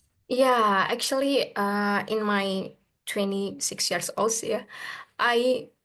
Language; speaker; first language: English; non-native, learner; Indonesian